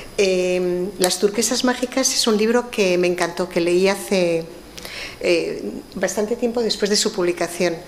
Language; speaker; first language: Spanish; native; Spanish